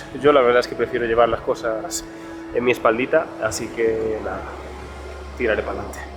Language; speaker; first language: Spanish; native; Spanish